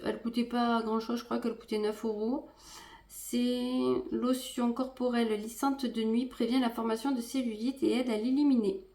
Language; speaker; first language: French; native; French